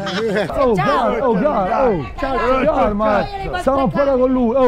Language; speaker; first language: Italian; native; Italian